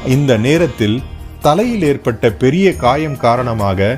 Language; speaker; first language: Tamil; native; Tamil